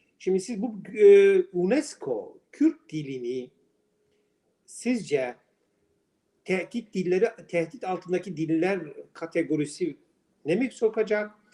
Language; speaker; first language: Turkish; non-native, local second language; Kurdish